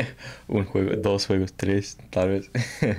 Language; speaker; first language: Spanish; non-native, learner; English